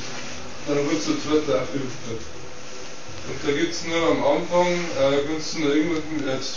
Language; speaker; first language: German; native; German